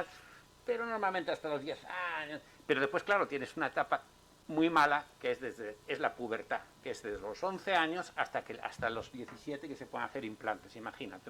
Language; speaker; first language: Spanish; native; Spanish